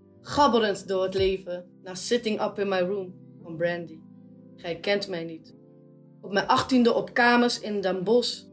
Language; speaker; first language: Dutch; early bilingual, other home language; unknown